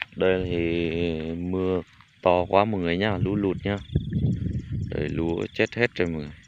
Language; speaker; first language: Vietnamese; non-native, local second language; Jarai